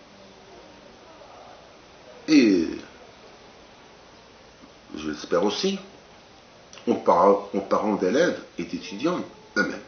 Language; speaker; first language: French; non-native, local second language; Arabic